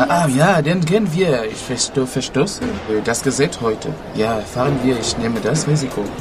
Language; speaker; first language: German; non-native, learner; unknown